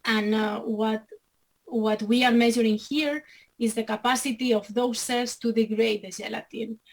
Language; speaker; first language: English; non-native, fluent; Catalan